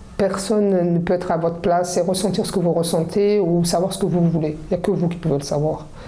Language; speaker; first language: French; early bilingual, other home language; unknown